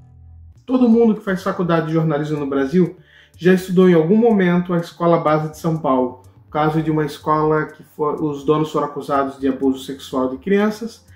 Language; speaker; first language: Portuguese; native; Portuguese